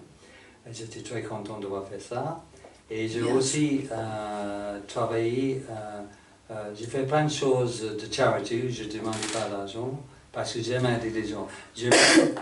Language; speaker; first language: French; non-native, fluent; English